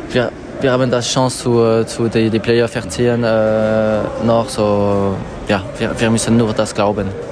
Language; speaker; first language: German; non-native, learner; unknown